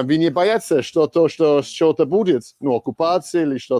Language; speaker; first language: Russian; non-native, learner; Polish